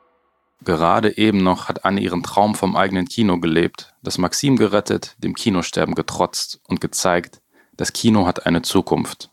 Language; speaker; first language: German; native; German